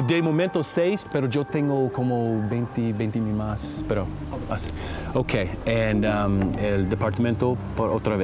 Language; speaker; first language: Spanish; non-native, learner; English